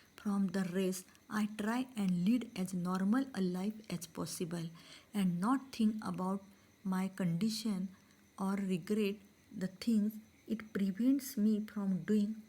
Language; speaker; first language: English; non-native, local second language; Marathi